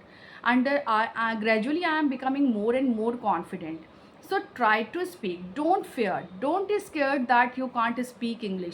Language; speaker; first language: English; non-native, local second language; Hindi